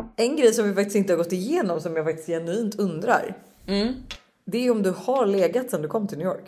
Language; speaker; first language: Swedish; native; Swedish